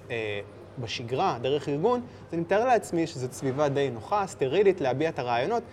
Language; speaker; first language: Hebrew; native; Hebrew